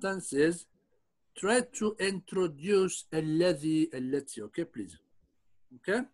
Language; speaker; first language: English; non-native, fluent; Arabic